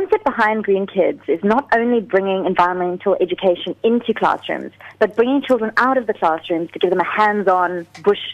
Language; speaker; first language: English; native; English